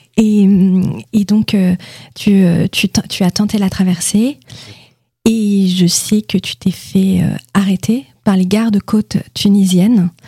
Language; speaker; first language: French; native; French